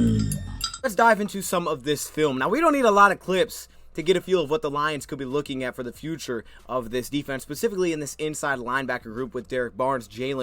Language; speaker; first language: English; native; English